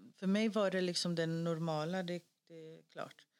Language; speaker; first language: Swedish; early bilingual, other home language; Greek